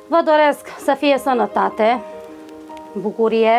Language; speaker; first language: Romanian; non-native, local second language; Hungarian